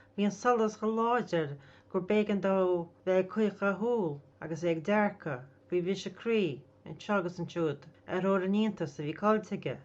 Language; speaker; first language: Irish; native; Irish